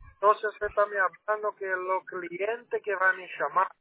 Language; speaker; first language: Spanish; non-native, learner; Portuguese